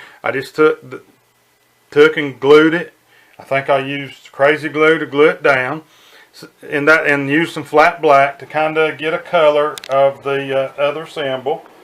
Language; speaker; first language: English; native; English